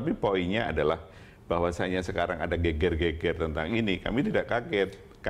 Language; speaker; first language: Indonesian; native; Indonesian